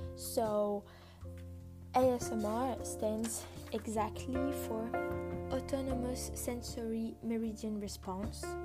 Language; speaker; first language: English; non-native, fluent; French